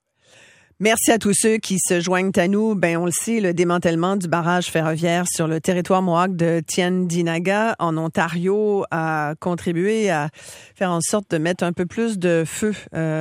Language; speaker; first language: French; native; French